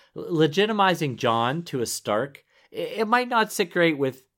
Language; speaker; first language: English; native; English